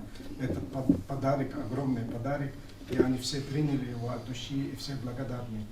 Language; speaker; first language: Russian; non-native, fluent; Arabic